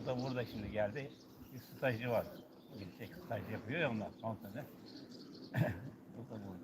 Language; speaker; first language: Turkish; native; Turkish